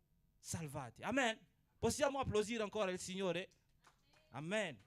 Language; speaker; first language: Italian; non-native, fluent; Portuguese